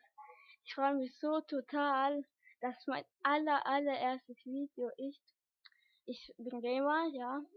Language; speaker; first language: German; early bilingual, other home language; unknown